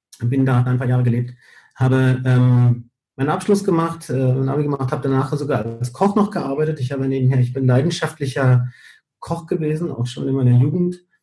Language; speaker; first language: German; early bilingual, heritage; German